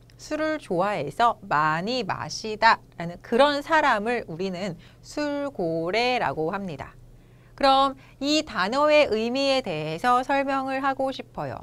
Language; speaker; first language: Korean; native; Korean